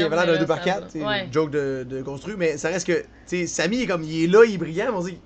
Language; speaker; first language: French; native; French